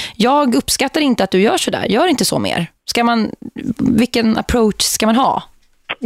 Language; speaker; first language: Swedish; native; Swedish